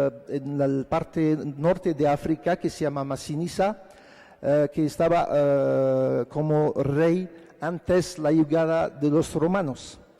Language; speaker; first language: Spanish; non-native, fluent; Arabic